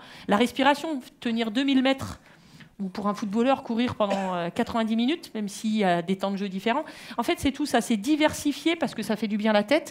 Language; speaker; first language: French; native; French